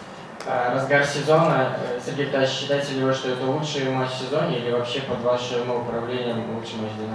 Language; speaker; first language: Russian; native; Russian